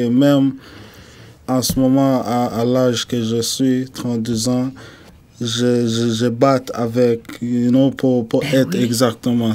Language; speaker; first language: French; non-native, fluent; English